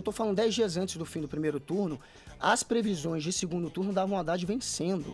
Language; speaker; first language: Portuguese; native; Portuguese